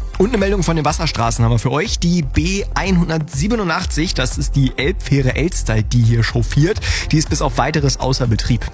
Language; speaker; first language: German; native; German